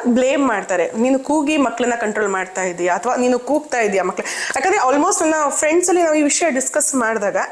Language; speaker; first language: Kannada; native; Kannada